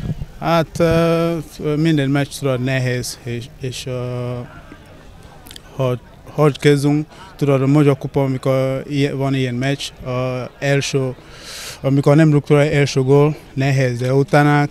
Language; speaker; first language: Hungarian; non-native, learner; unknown